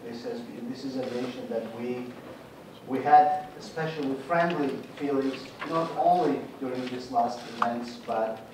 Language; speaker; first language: English; non-native, fluent; Georgian